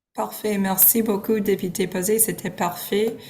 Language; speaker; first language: French; non-native, learner; English